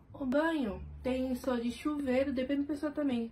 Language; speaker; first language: Portuguese; early bilingual, other home language; Japanese